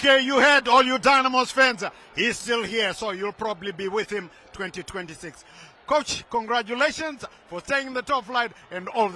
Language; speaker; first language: English; non-native, local second language; Shona